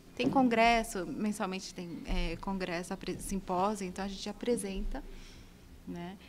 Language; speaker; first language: Portuguese; native; Portuguese